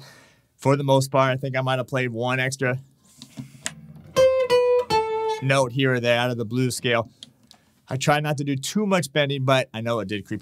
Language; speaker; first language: English; native; English